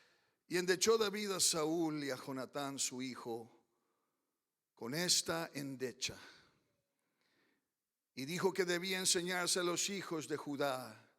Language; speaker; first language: Spanish; early bilingual, heritage; Spanish